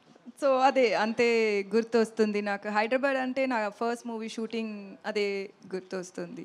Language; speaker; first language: Telugu; non-native, learner; Tamil